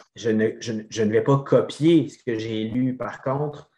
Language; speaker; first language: French; native; French